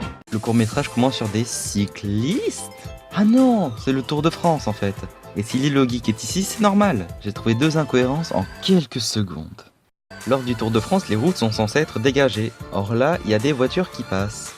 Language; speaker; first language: French; native; French